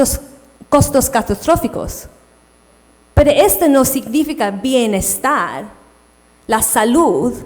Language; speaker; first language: Spanish; non-native, fluent; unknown